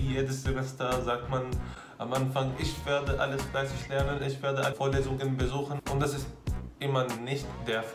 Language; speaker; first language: German; non-native, fluent; Arabic